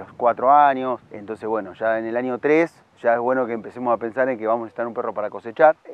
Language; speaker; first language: Spanish; native; Spanish